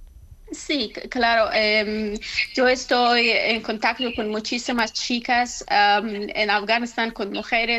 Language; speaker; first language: Spanish; non-native, learner; Persian